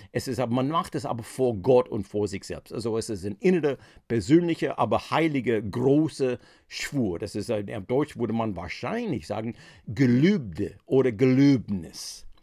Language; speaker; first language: German; non-native, fluent; English